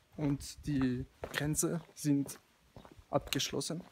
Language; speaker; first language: German; non-native, learner; French